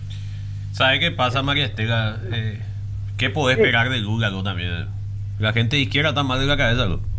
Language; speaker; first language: Spanish; native; Spanish